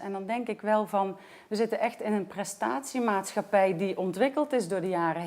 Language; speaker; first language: Dutch; native; Dutch